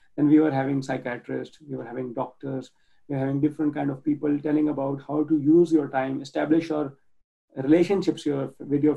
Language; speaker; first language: English; non-native, local second language; Urdu